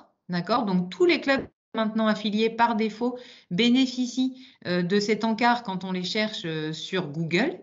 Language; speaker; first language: French; native; French